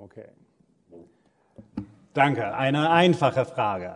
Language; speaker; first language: German; non-native, fluent; English